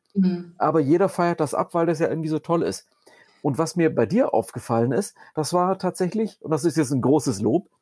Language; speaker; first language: German; native; German